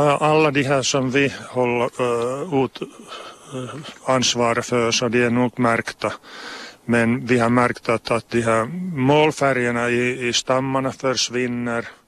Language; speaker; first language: Swedish; non-native, local second language; Finnish